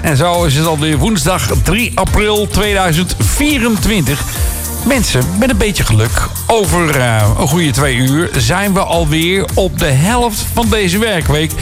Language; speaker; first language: Dutch; native; Dutch